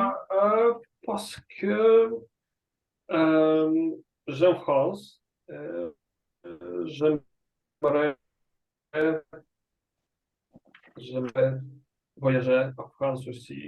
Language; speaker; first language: French; non-native, learner; Russian